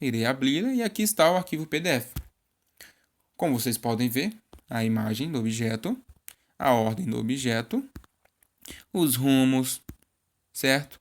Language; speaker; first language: Portuguese; native; Portuguese